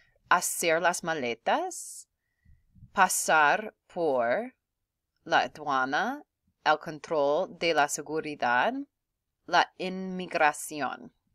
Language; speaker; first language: Spanish; non-native, fluent; English